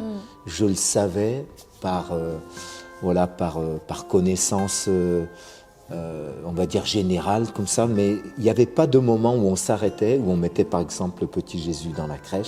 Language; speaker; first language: French; native; French